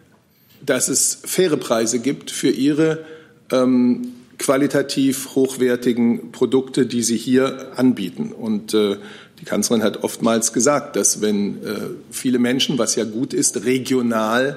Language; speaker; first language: German; native; German